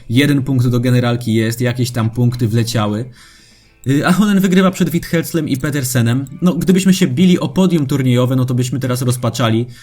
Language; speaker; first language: Polish; native; Polish